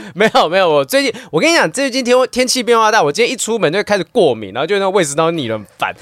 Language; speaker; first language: Chinese; native; Chinese